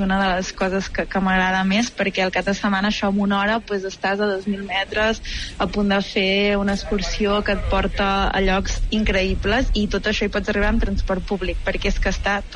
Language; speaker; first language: Catalan; native; Catalan